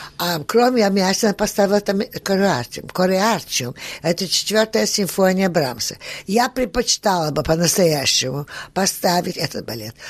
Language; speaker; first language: Russian; early bilingual, heritage; Russian